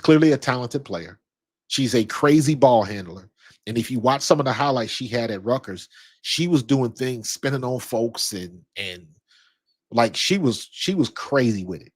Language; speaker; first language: English; native; English